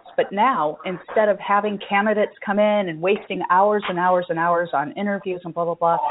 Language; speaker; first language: English; native; English